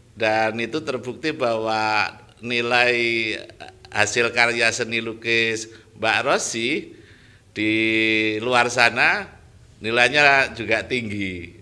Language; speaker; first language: Indonesian; native; Indonesian